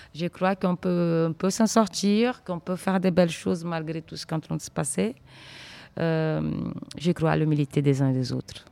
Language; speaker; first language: French; non-native, fluent; Portuguese